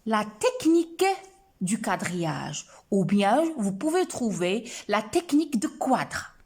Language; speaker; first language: French; non-native, local second language; Arabic